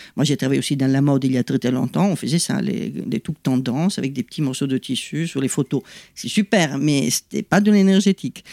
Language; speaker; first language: French; non-native, fluent; Italian